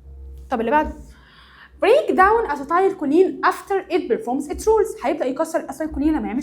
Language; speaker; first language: Arabic; native; Arabic